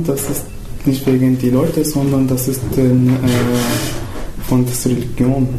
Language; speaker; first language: German; non-native, fluent; Arabic